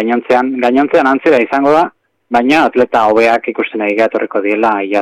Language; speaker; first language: Basque; native; Basque